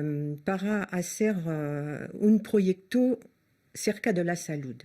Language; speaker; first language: Spanish; non-native, fluent; French